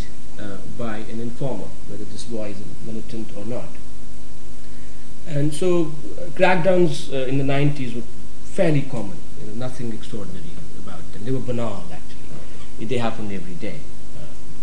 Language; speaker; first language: English; non-native, local second language; Kashmiri